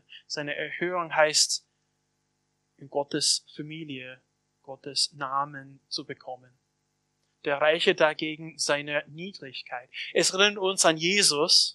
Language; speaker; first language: German; non-native, fluent; English